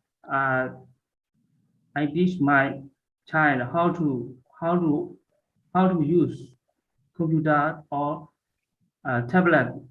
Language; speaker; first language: English; non-native, learner; Burmese